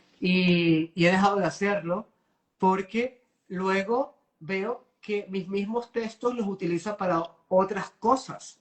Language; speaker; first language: Spanish; native; Spanish